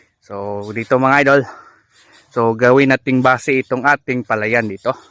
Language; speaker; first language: Filipino; non-native, local second language; Cebuano